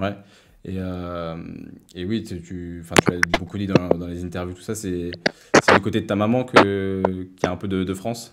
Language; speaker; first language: French; native; French